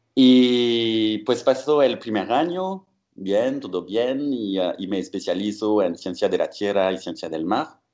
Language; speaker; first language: Spanish; non-native, fluent; French